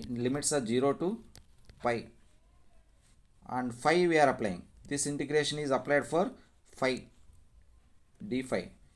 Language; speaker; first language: English; non-native, local second language; Telugu